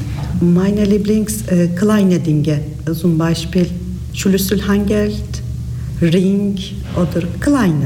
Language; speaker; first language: German; non-native, learner; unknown